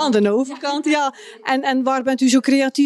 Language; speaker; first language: Dutch; native; Dutch